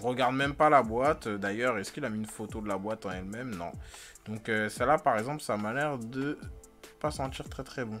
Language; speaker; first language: French; native; French